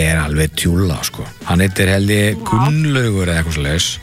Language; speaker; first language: Icelandic; native; Icelandic